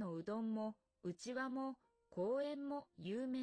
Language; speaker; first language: Japanese; non-native, learner; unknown